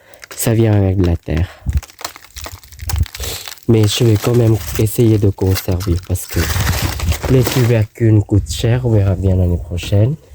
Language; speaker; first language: French; non-native, learner; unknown